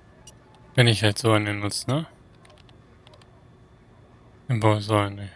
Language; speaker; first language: German; native; German